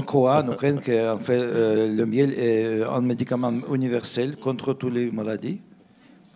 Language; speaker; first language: French; non-native, fluent; Russian